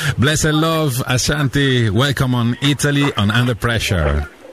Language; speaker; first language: English; non-native, fluent; Italian